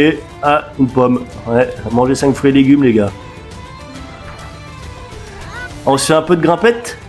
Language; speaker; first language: French; native; French